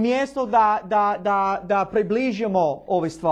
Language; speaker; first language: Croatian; non-native, learner; English